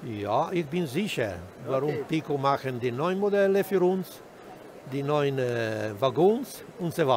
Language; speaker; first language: German; non-native, learner; Italian